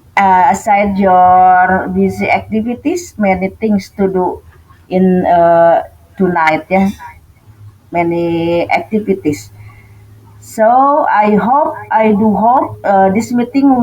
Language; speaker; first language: English; non-native, fluent; Indonesian